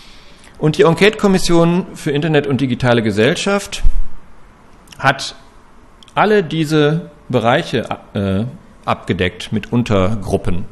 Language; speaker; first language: German; native; German